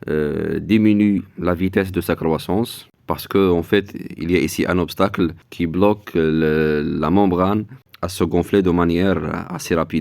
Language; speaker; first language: French; non-native, local second language; Arabic